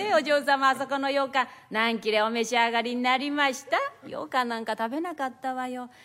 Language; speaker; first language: Japanese; native; Japanese